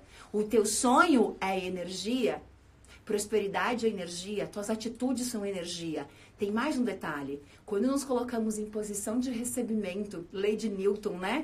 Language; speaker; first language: Portuguese; native; Portuguese